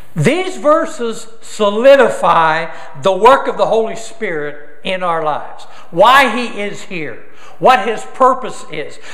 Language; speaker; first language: English; native; English